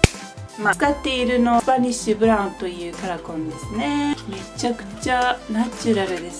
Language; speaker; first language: Japanese; non-native, fluent; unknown